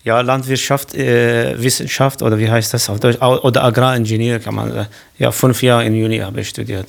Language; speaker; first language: German; non-native, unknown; Kurdish